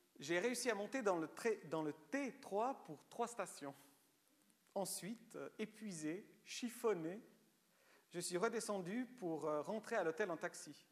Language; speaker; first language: French; early bilingual, other home language; Romanian